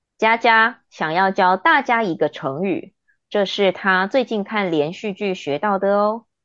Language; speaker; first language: Chinese; native; Chinese